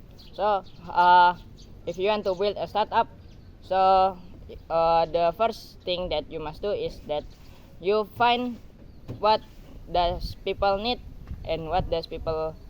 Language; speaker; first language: English; non-native, learner; Indonesian